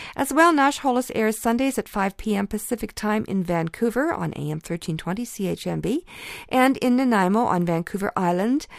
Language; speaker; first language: English; early bilingual, other home language; Ukrainian